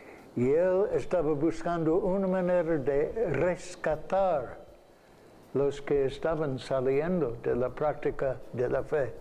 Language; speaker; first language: Spanish; non-native, fluent; English